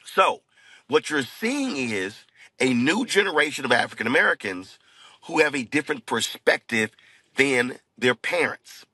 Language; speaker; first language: English; native; English